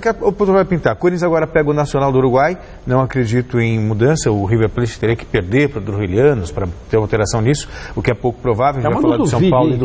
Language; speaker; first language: Portuguese; native; Portuguese